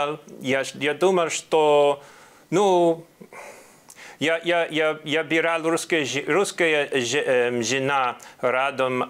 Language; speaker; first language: Russian; non-native, learner; English